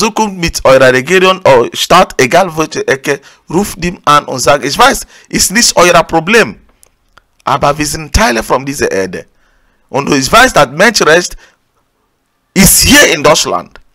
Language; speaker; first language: German; non-native, learner; Igbo